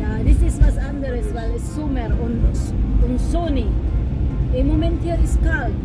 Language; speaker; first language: German; non-native, learner; Filipino